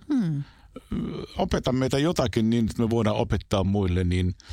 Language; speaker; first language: Finnish; non-native, fluent; Arabic